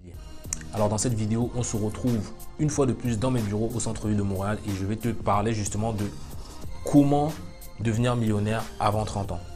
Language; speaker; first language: French; native; French